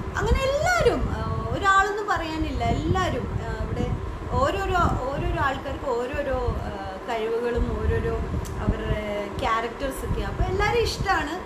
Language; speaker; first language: Malayalam; early bilingual, heritage; Malayalam